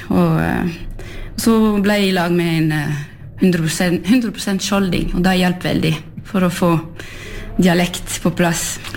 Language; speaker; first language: Norwegian; non-native, fluent; French